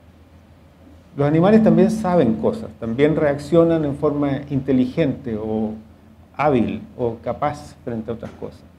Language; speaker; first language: Spanish; native; Spanish